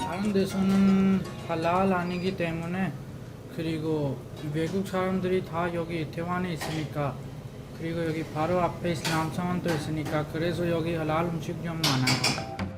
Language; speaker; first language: Korean; non-native, fluent; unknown